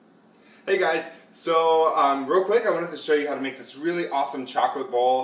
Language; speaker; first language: English; native; English